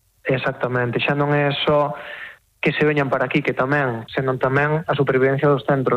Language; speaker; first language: Galician; native; Galician